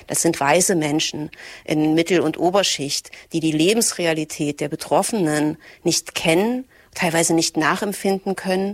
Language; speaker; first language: German; native; German